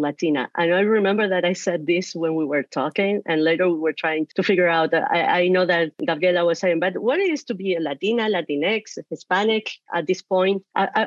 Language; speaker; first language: English; non-native, fluent; Spanish